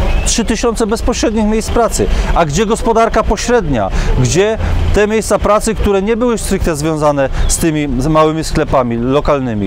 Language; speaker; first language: Polish; native; Polish